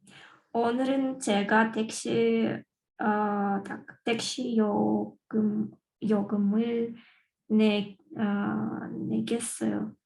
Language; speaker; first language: Korean; non-native, learner; Russian